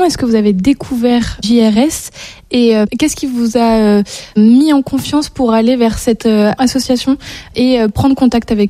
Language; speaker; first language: French; native; French